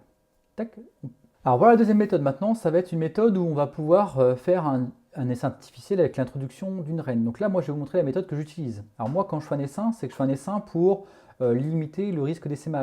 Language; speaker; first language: French; native; French